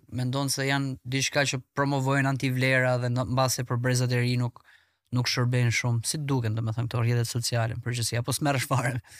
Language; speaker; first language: Albanian; native; Albanian